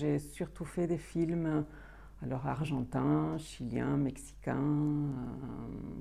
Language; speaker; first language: French; native; French